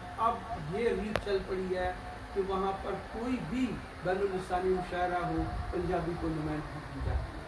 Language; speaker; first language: Urdu; non-native, local second language; Punjabi